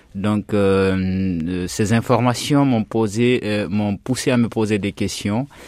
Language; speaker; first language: French; non-native, local second language; Fula